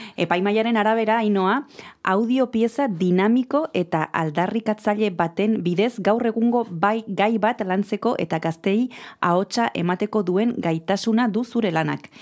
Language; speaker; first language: Basque; native; Basque